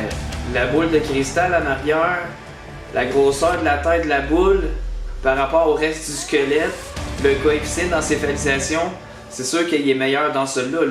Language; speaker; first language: French; native; French